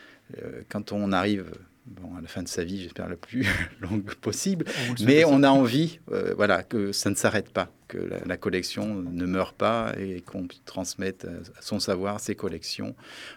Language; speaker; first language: French; native; French